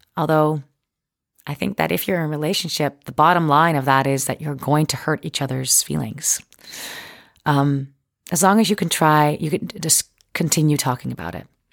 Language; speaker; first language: English; non-native, fluent; Dutch